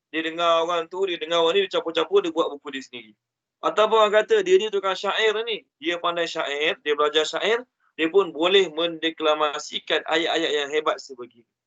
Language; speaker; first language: Malay; native; Malay